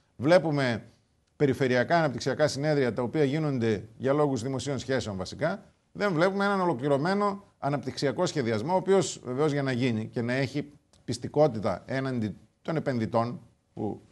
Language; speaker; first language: Greek; native; Greek